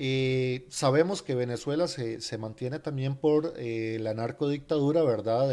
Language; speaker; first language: Spanish; native; Spanish